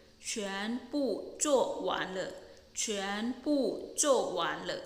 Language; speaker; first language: Chinese; non-native, fluent; Thai